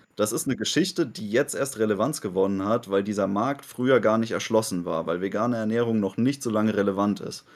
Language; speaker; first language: German; native; German